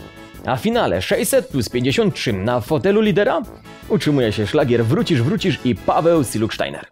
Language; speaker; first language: Polish; native; Polish